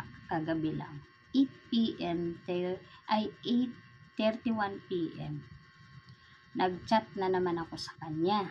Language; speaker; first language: Filipino; non-native, local second language; Cebuano